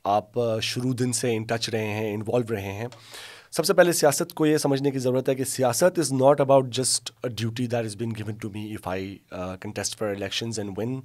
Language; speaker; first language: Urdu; non-native, local second language; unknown